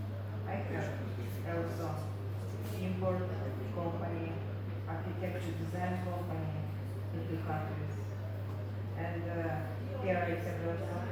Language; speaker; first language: English; non-native, learner; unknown